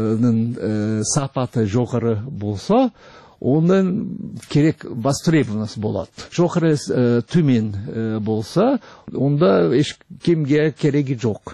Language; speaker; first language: Kazakh; non-native, fluent; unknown